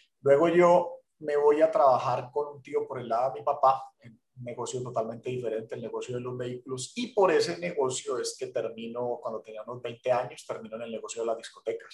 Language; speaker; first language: Spanish; native; Spanish